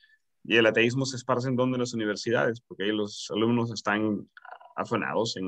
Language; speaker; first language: Spanish; native; Spanish